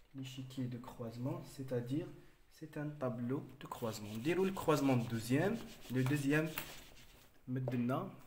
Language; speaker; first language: French; non-native, local second language; Arabic